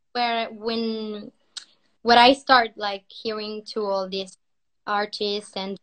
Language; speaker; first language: English; non-native, learner; Spanish